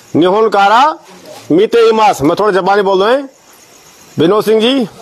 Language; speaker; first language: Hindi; non-native, local second language; Garhwali